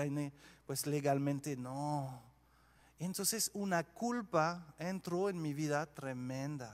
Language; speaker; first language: Spanish; non-native, fluent; French